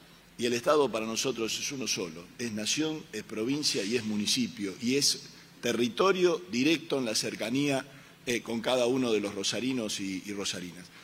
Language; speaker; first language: Spanish; native; Spanish